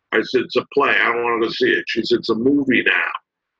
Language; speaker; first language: English; native; English